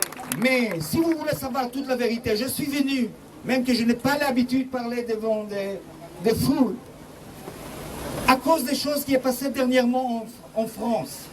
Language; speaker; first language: French; non-native, fluent; Hebrew